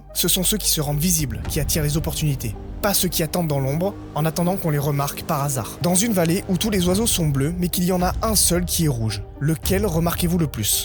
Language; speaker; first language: French; native; French